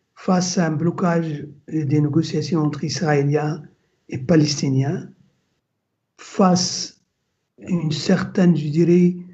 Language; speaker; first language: French; non-native, local second language; Arabic